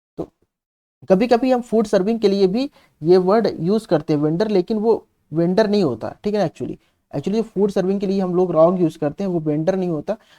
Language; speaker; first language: Hindi; native; Hindi